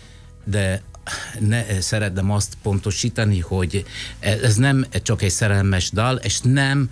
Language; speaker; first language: Hungarian; non-native, fluent; Italian